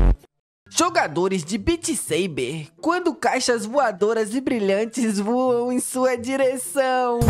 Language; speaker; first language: Portuguese; native; Portuguese